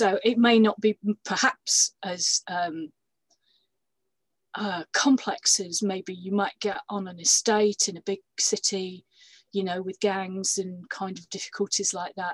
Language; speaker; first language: English; native; English